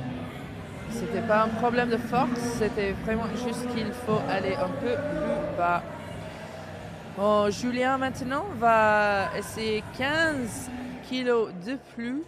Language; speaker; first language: French; non-native, learner; English